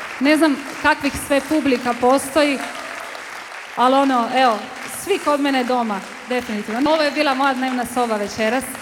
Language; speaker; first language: Croatian; early bilingual, heritage; Croatian